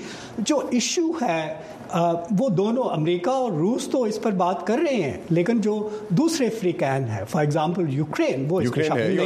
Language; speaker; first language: Urdu; native; Urdu